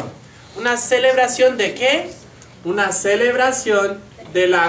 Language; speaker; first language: Spanish; non-native, fluent; English